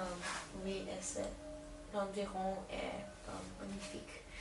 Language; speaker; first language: French; non-native, learner; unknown